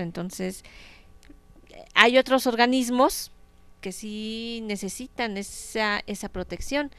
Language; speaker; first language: Spanish; native; Spanish